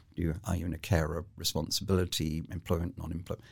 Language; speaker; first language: English; native; English